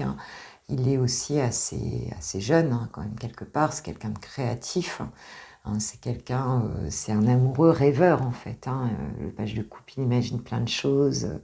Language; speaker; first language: French; native; French